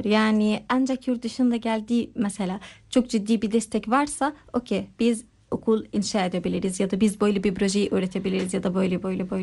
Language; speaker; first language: Turkish; non-native, fluent; Arabic